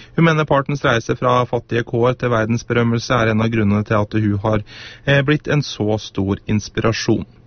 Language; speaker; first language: Norwegian; native; Norwegian